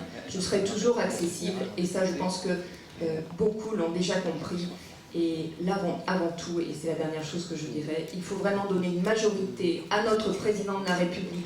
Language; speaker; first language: French; native; French